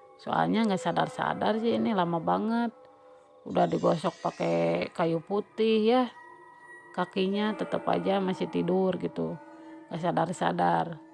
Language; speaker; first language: Indonesian; non-native, local second language; Sundanese